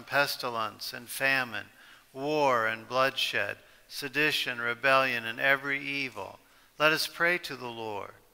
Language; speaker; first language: English; native; English